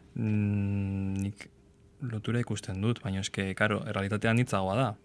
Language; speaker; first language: Basque; non-native, local second language; Spanish